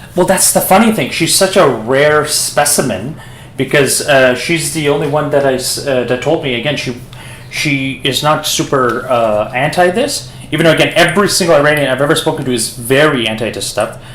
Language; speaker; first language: English; early bilingual, other home language; Persian